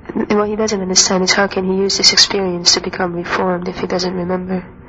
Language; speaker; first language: English; non-native, fluent; Hungarian